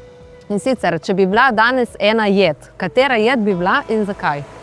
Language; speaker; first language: Slovenian; native; Slovenian